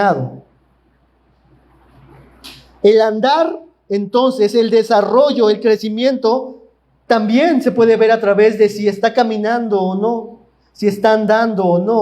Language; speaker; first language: Spanish; native; Spanish